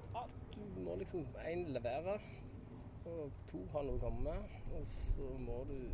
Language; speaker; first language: Norwegian; native; Norwegian